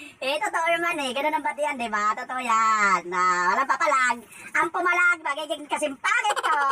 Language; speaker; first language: Filipino; non-native, local second language; Iloko